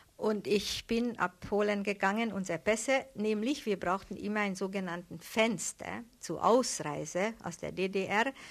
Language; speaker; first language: German; non-native, fluent; Hungarian